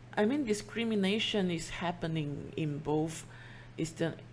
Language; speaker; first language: English; non-native, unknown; Chinese